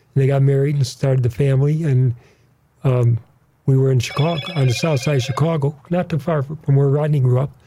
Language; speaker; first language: English; native; English